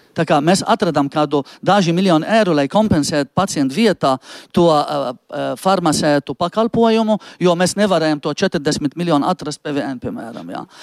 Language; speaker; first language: Latvian; non-native, fluent; Arabic